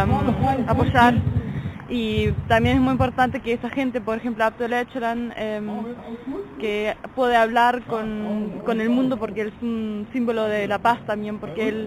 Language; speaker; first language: Spanish; non-native, fluent; German